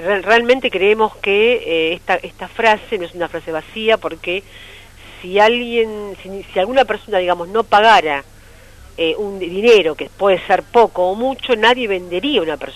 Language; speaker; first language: Spanish; native; Spanish